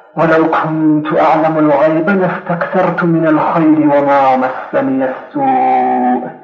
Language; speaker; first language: Central Kurdish; non-native, local second language; Gurani